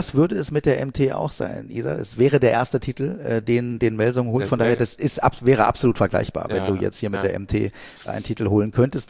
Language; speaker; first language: German; native; German